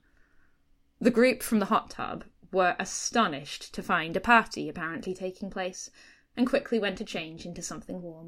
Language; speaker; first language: English; native; English